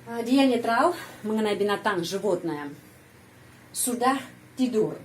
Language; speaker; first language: Indonesian; non-native, fluent; Russian